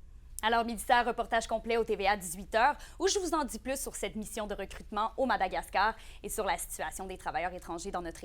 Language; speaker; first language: French; native; French